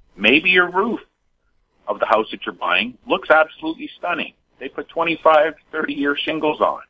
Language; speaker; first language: English; native; English